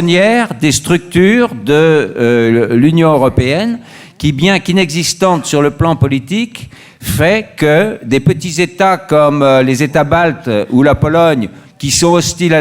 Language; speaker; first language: French; native; French